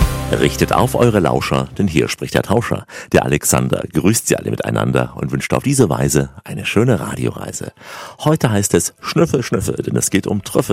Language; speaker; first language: German; native; German